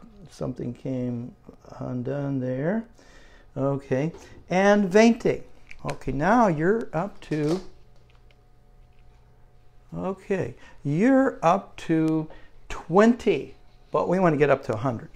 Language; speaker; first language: English; native; English